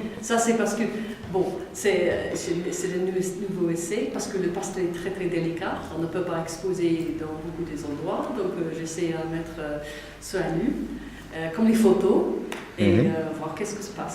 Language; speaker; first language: French; non-native, learner; English